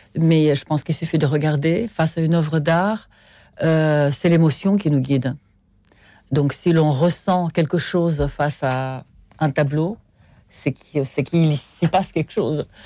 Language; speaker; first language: French; non-native, fluent; Russian